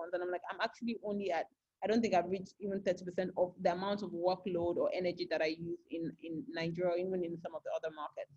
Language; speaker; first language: English; non-native, local second language; Yoruba